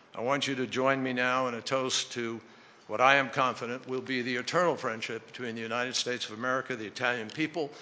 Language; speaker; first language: English; native; English